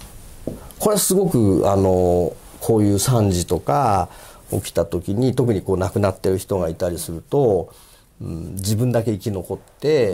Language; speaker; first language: Japanese; native; Japanese